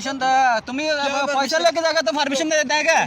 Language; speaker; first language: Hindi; non-native, learner; Bangla